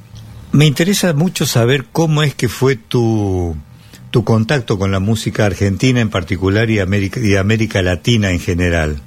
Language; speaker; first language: Spanish; native; Spanish